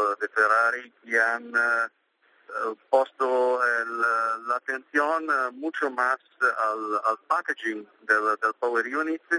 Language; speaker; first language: Spanish; non-native, learner; Italian